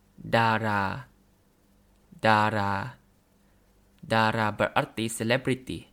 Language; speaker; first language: Indonesian; non-native, learner; Thai